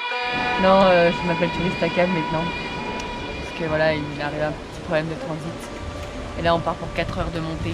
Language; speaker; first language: French; native; French